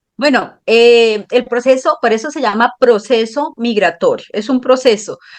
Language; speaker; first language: Spanish; native; Spanish